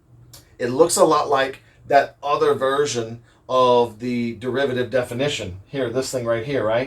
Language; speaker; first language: English; native; English